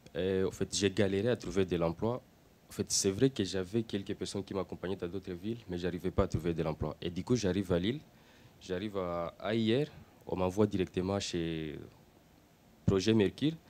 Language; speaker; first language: French; non-native, local second language; Swahili